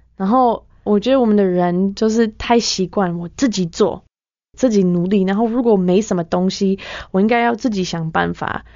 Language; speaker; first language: Chinese; non-native, fluent; English